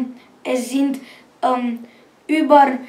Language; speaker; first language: German; non-native, learner; Romanian